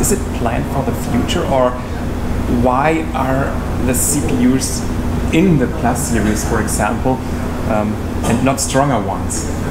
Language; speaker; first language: English; non-native, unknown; German